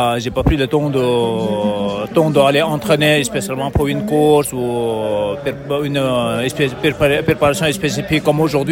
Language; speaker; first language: French; non-native, fluent; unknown